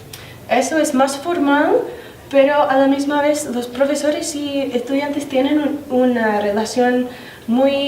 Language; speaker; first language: Spanish; non-native, learner; English